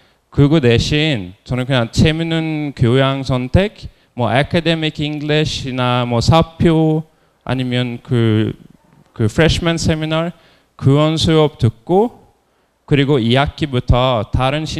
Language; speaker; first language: Korean; non-native, fluent; Norwegian